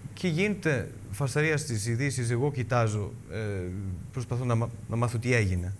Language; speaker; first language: Greek; early bilingual, heritage; Greek